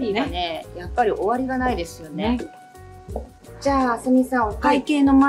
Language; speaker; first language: Japanese; native; Japanese